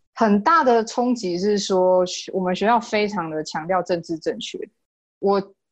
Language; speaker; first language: Chinese; native; Chinese